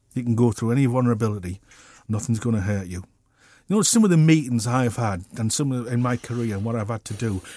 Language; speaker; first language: English; native; English